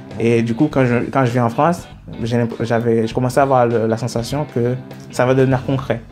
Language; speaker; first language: French; non-native, local second language; Haitian Creole